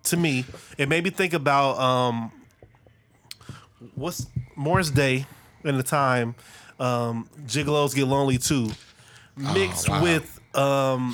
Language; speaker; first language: English; native; English